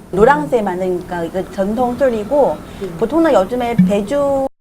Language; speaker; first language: Korean; non-native, fluent; Chinese